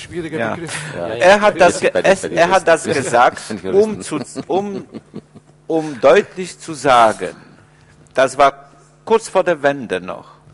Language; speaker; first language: German; non-native, fluent; Polish